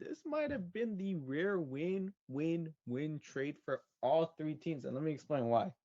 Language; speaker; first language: English; native; English